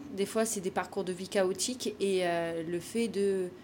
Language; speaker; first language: French; native; French